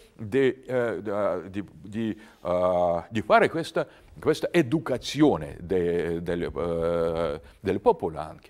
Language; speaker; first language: Italian; non-native, learner; Russian